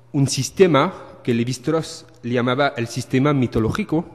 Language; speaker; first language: Spanish; non-native, learner; French